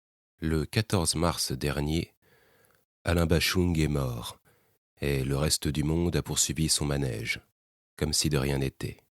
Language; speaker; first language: French; native; French